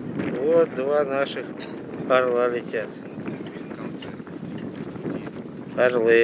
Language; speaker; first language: Russian; native; Russian